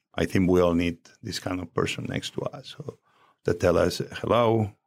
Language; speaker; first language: English; non-native, fluent; Spanish